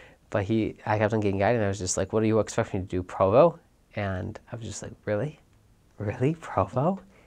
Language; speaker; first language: English; native; English